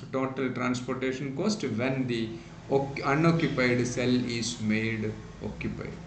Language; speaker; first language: English; non-native, local second language; Malayalam